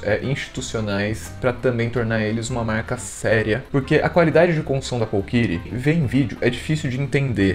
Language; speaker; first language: Portuguese; native; Portuguese